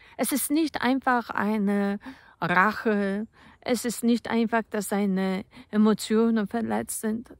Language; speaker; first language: German; non-native, fluent; Polish